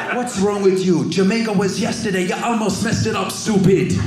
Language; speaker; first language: English; native; English